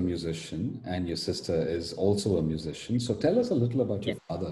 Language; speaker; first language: English; non-native, local second language; Tamil